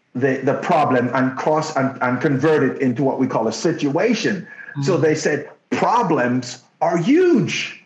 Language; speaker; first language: English; non-native, local second language; Jamaican Creole English